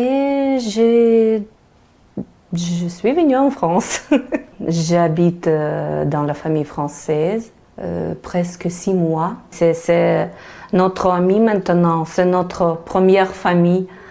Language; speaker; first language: French; non-native, learner; Ukrainian